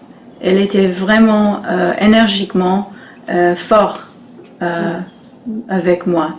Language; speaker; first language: French; non-native, learner; English